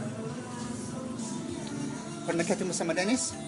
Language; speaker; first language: Indonesian; non-native, learner; English